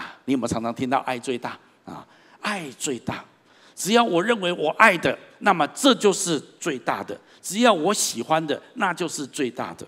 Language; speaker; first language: Chinese; native; Chinese